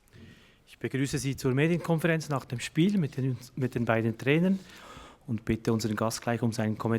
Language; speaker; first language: German; native; German